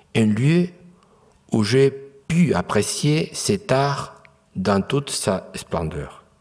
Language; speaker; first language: French; non-native, fluent; Spanish